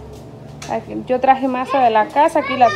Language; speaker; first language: Spanish; native; Spanish